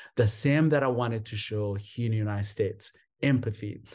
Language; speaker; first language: English; non-native, local second language; Kinyarwanda